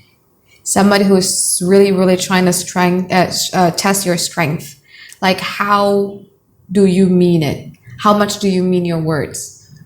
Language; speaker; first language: English; non-native, fluent; Indonesian